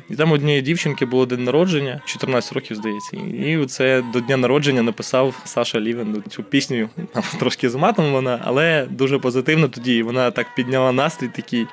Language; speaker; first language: Ukrainian; non-native, local second language; Russian